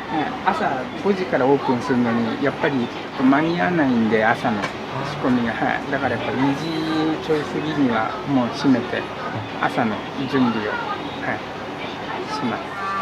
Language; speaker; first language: Japanese; native; Japanese